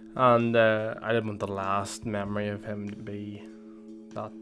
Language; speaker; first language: English; native; English